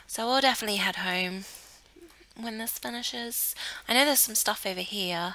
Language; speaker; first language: English; native; English